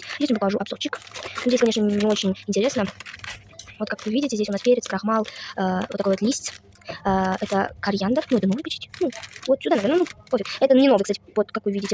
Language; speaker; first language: Russian; non-native, local second language; Kazakh